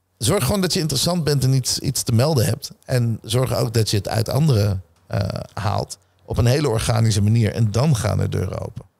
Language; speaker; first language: Dutch; early bilingual, other home language; Hebrew